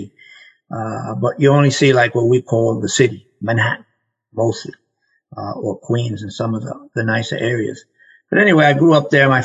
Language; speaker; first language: English; native; English